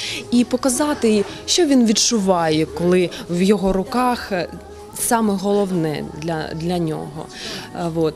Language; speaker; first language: Ukrainian; non-native, local second language; Russian